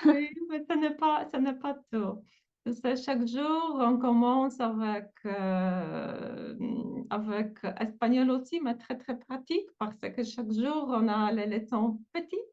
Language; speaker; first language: French; non-native, fluent; Polish